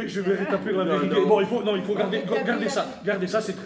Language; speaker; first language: French; native; French